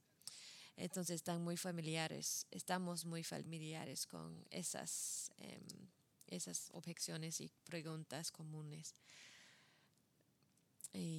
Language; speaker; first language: Spanish; non-native, fluent; English